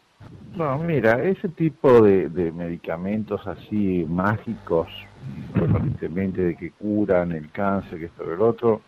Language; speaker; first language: Spanish; native; Spanish